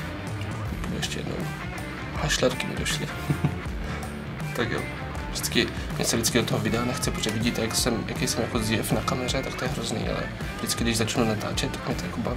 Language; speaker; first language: Czech; native; Czech